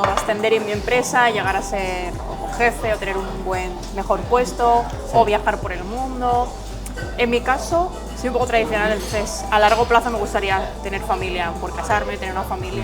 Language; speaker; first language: Spanish; native; Spanish